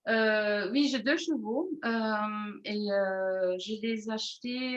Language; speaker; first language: French; non-native, fluent; German